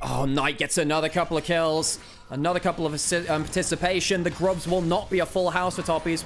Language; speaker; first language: English; native; English